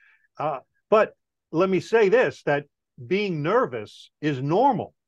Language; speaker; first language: English; native; English